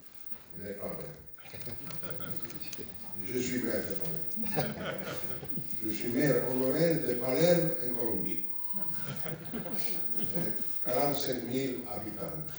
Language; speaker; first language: French; non-native, learner; Italian